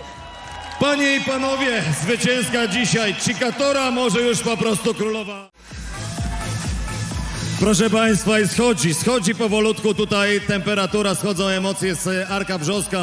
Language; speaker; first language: Polish; native; Polish